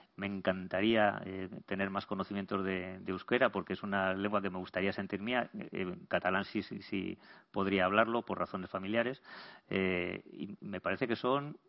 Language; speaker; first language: Spanish; native; Spanish